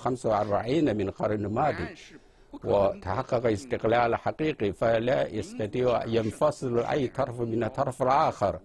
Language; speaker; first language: Arabic; non-native, fluent; Chinese